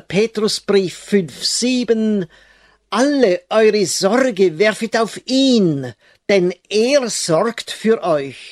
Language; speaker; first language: German; native; German